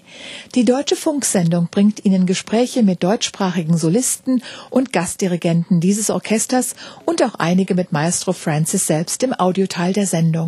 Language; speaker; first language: German; native; German